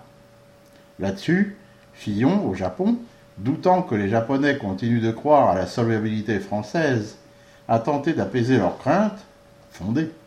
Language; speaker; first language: French; native; French